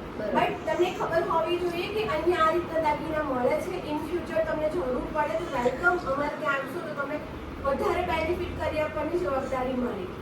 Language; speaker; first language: Gujarati; native; Gujarati